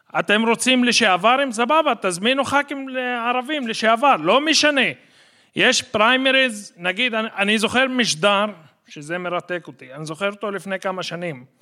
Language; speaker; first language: Hebrew; non-native, local second language; Arabic